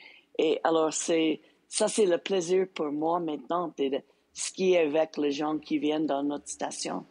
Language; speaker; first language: French; non-native, local second language; English